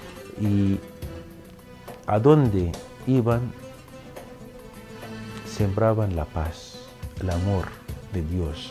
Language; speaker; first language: Spanish; non-native, fluent; Arabic